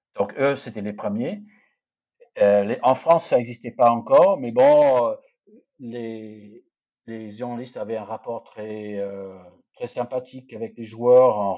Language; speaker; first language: French; non-native, fluent; English